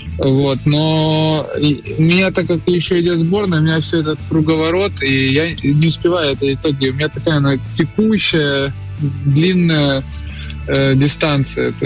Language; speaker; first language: Russian; native; Russian